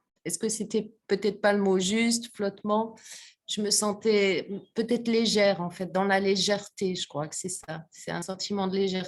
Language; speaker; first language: French; native; French